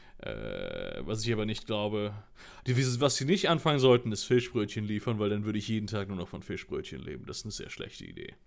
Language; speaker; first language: German; native; German